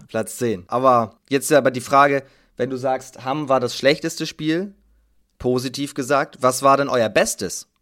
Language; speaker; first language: German; native; German